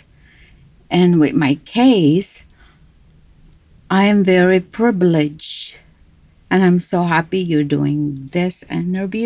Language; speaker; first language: English; non-native, local second language; Cebuano